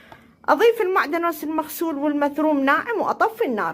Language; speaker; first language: Arabic; native; Arabic